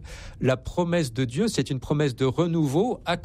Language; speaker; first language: French; native; French